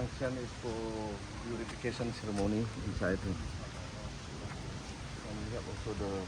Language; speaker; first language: English; non-native, learner; Balinese